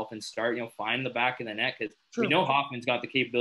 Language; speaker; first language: English; native; English